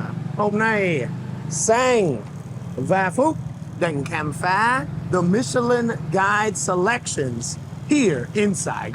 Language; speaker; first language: Vietnamese; non-native, fluent; English